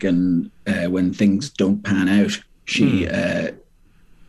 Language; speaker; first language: English; native; English